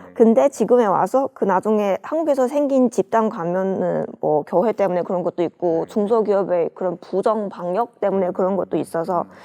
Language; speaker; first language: Korean; non-native, fluent; Chinese